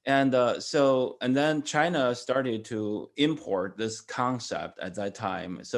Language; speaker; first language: English; non-native, fluent; Chinese